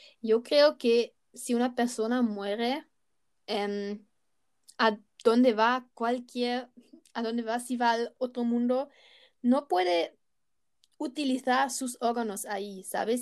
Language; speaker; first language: Spanish; non-native, learner; German